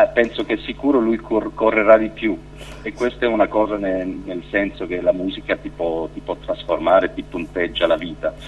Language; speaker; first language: Italian; non-native, fluent; French